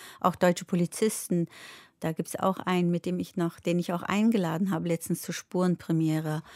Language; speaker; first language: German; early bilingual, other home language; Turkish